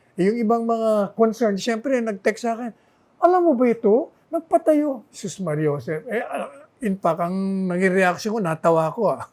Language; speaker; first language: Filipino; non-native, local second language; Bikol